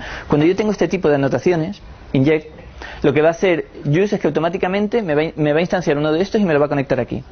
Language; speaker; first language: Spanish; native; Spanish